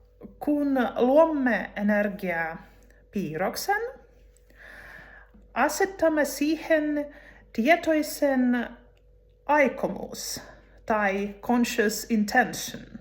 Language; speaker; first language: Finnish; non-native, learner; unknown